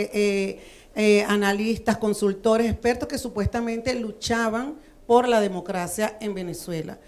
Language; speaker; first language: Spanish; native; Spanish